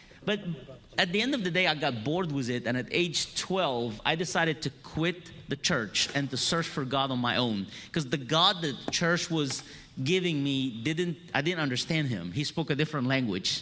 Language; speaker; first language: English; non-native, fluent; Arabic